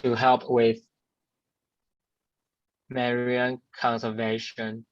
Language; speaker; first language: English; non-native, learner; Chinese